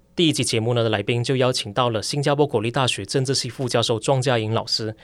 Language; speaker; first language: Chinese; native; Chinese